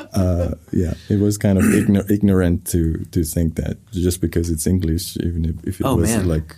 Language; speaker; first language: English; non-native, fluent; Persian